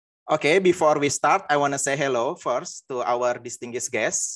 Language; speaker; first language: English; non-native, fluent; Indonesian